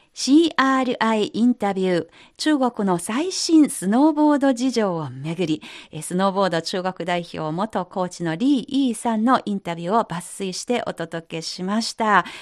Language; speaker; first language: Japanese; non-native, fluent; Chinese